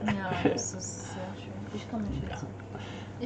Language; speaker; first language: German; non-native, learner; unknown